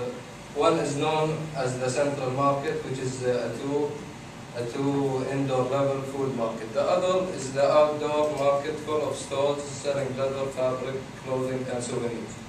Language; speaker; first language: English; non-native, fluent; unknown